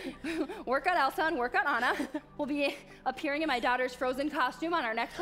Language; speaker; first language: English; native; English